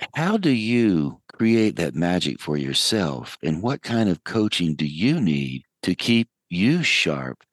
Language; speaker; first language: English; native; English